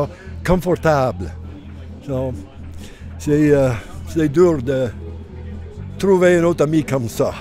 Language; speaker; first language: French; non-native, learner; English